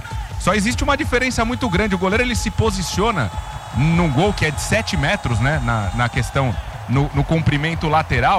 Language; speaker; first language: Portuguese; native; Portuguese